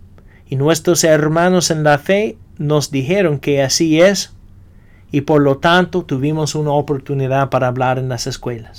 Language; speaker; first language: Spanish; non-native, fluent; English